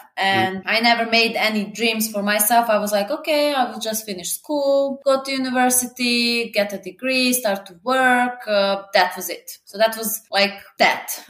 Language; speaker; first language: English; non-native, fluent; Serbian